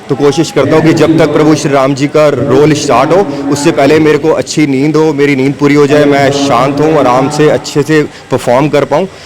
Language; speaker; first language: Hindi; native; Hindi